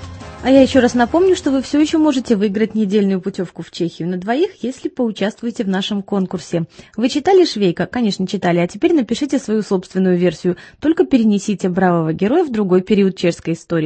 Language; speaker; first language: Russian; native; Russian